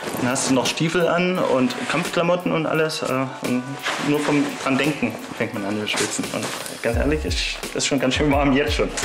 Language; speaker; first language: German; native; German